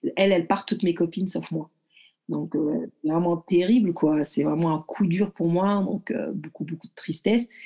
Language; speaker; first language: French; early bilingual, other home language; Arabic